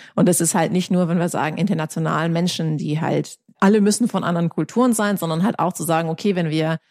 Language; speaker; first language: German; non-native, fluent; English